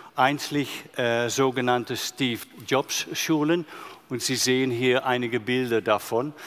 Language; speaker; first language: German; non-native, fluent; Dutch